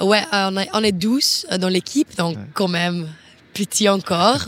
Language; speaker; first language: French; non-native, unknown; Dutch